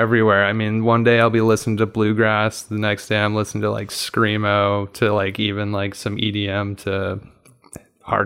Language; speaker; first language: English; native; English